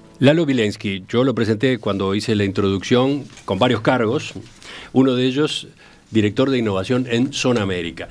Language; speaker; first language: Spanish; native; Spanish